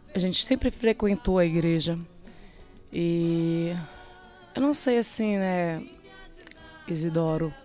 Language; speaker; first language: Portuguese; native; Portuguese